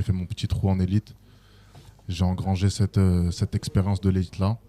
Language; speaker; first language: French; native; French